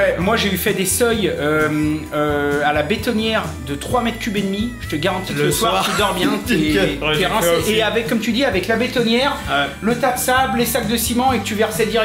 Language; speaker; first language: French; native; French